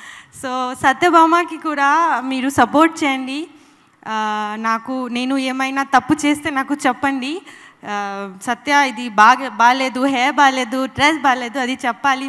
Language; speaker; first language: Telugu; non-native, local second language; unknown